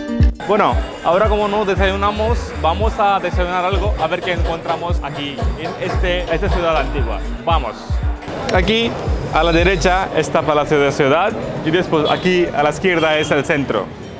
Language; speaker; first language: Spanish; non-native, fluent; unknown